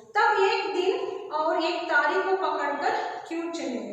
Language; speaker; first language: Hindi; non-native, local second language; Kannada